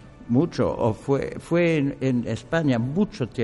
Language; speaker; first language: Spanish; non-native, learner; Arabic